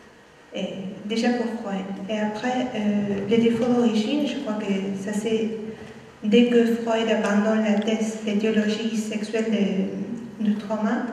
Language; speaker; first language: French; non-native, fluent; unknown